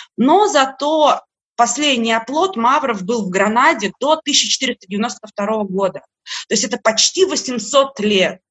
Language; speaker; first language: Russian; native; Russian